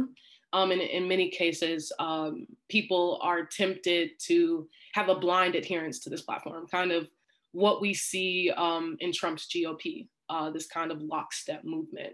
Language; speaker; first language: English; native; English